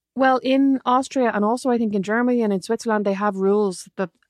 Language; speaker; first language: English; native; English